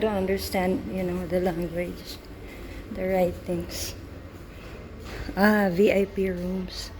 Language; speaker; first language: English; non-native, learner; Filipino